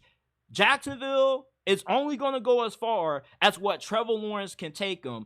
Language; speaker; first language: English; native; English